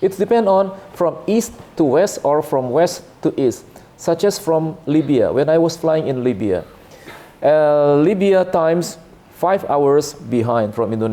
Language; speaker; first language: English; non-native, learner; Indonesian